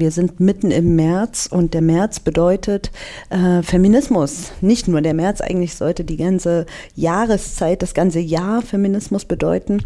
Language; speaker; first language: German; native; German